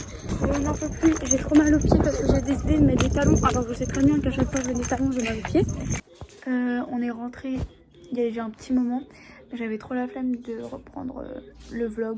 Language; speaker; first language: French; native; French